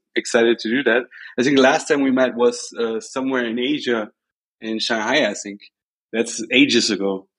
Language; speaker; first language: English; non-native, fluent; German